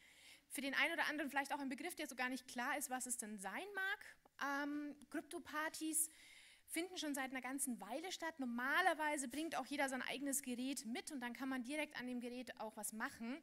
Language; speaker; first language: German; native; German